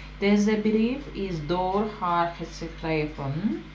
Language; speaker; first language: Dutch; non-native, learner; Turkish